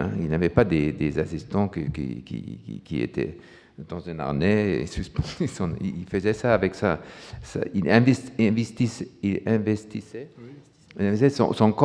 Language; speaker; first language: French; non-native, fluent; German